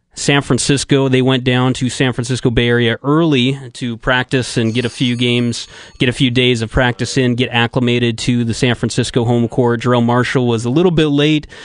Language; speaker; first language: English; native; English